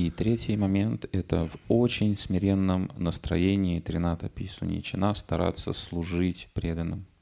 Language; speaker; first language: Russian; native; Russian